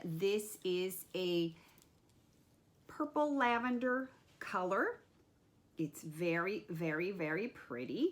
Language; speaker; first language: English; native; English